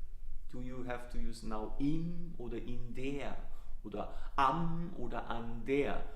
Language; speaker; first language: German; non-native, fluent; Italian